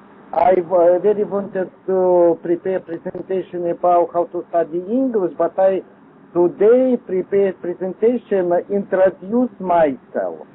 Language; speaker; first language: English; non-native, learner; Lithuanian